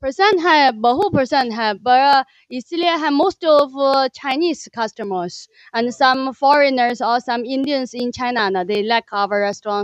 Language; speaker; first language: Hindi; non-native, learner; Chinese